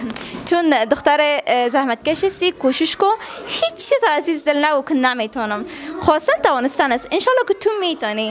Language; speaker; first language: Persian; native; Persian